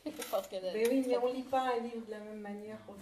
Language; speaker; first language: French; native; French